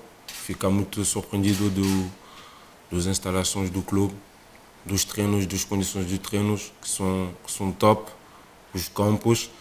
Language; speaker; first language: Portuguese; non-native, fluent; French